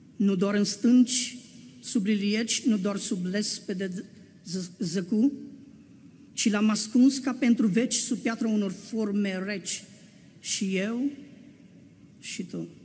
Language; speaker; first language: Romanian; native; Romanian